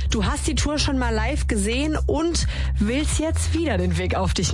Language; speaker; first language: German; native; German